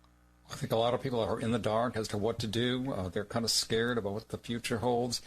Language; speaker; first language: English; native; English